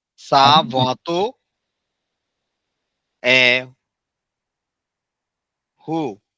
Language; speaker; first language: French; non-native, learner; Bangla